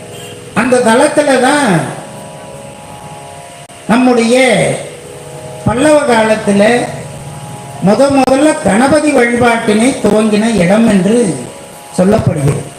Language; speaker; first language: Tamil; native; Tamil